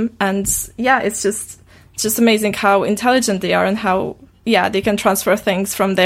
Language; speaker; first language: English; non-native, fluent; Romanian